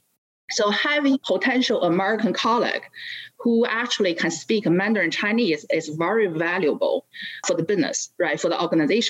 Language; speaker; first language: English; non-native, fluent; Chinese